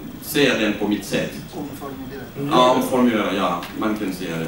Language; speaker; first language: Swedish; non-native, learner; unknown